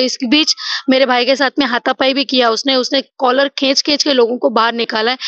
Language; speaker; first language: Hindi; non-native, local second language; Marathi